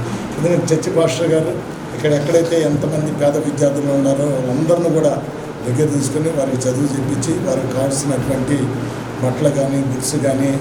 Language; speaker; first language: Telugu; native; Telugu